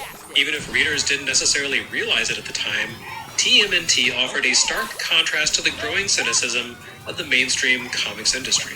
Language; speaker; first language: English; native; English